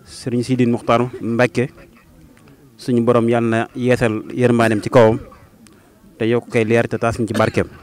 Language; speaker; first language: Wolof; native; Wolof